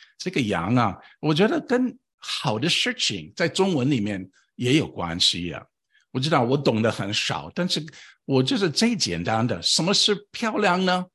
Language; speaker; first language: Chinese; non-native, fluent; English